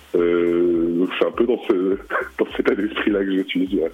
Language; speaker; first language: French; early bilingual, other home language; Arabic